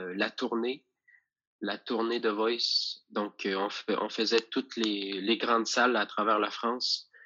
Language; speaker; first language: French; native; French